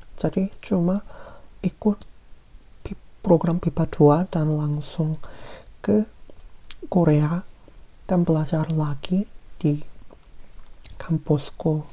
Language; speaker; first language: Indonesian; non-native, fluent; Korean